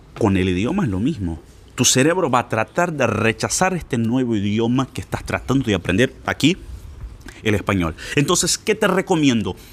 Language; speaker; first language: Spanish; non-native, fluent; Portuguese